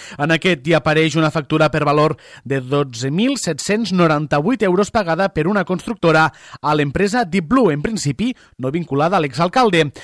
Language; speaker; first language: Catalan; native; Catalan